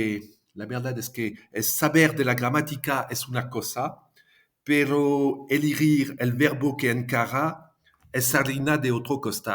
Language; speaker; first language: Spanish; non-native, fluent; French